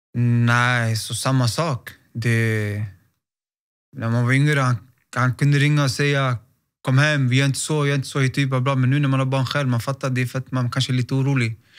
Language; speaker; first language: Swedish; native; Swedish